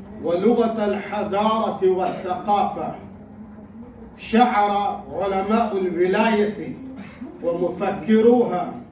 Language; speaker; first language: Arabic; non-native, fluent; Urdu